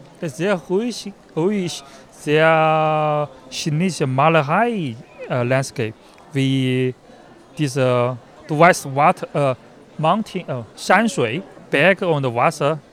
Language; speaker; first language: German; non-native, learner; Chinese